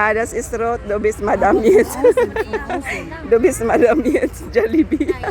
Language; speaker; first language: German; non-native, learner; Filipino